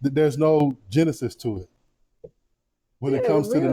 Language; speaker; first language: English; native; English